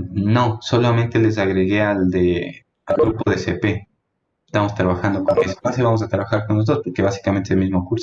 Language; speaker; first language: Spanish; native; Spanish